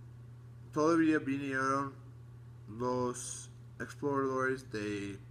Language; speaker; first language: Spanish; non-native, learner; English